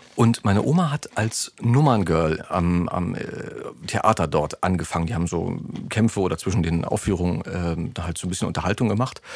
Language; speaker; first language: German; native; German